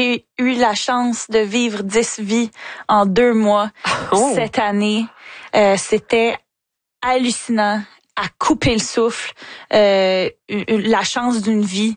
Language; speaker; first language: French; native; French